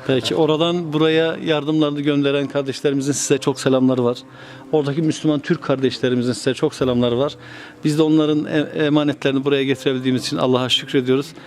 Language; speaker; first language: Turkish; native; Turkish